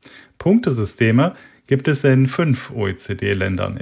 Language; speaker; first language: German; native; German